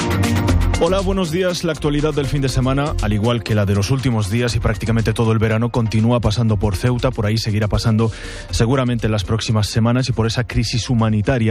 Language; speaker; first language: Spanish; native; Spanish